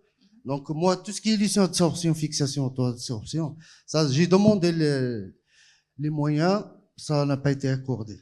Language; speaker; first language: French; non-native, local second language; Arabic